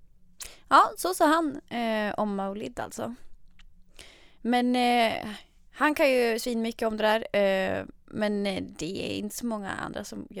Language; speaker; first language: Swedish; native; Swedish